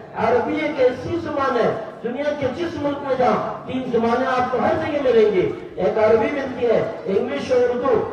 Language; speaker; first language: Urdu; native; Urdu